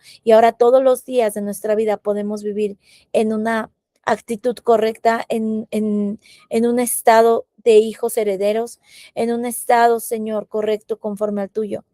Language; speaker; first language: Spanish; native; Spanish